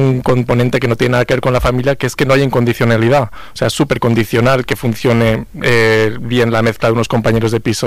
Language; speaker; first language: Spanish; native; Spanish